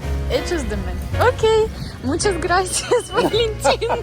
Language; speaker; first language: Spanish; non-native, learner; Russian